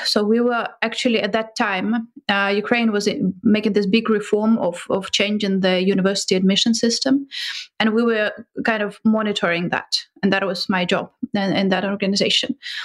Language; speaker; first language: English; non-native, fluent; Ukrainian